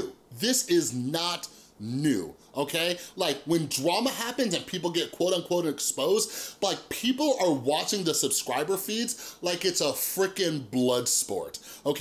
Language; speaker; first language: English; native; English